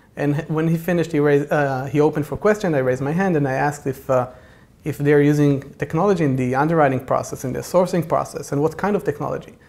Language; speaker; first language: English; non-native, fluent; Hebrew